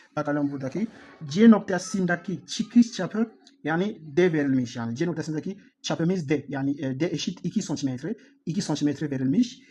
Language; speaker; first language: Turkish; non-native, learner; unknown